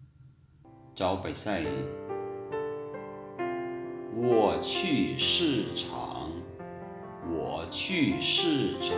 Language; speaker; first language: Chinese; non-native, fluent; Lao